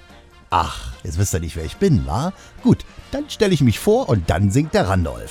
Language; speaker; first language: German; native; German